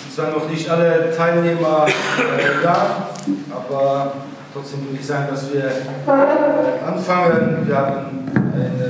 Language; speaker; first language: German; non-native, local second language; Luxembourgish